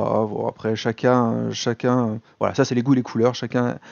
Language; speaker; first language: French; native; French